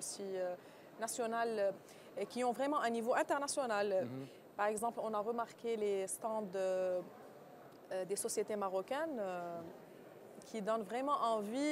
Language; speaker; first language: French; non-native, local second language; Arabic